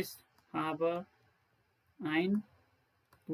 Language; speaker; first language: German; non-native, fluent; Hindi